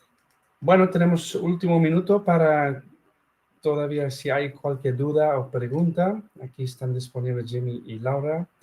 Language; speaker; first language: Spanish; non-native, fluent; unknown